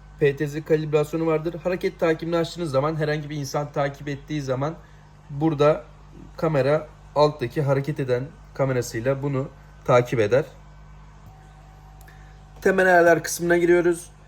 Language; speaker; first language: Turkish; native; Turkish